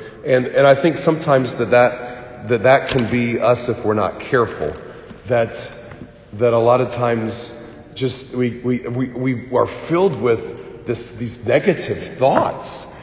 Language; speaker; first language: English; native; English